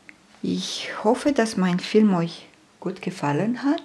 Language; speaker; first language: German; non-native, fluent; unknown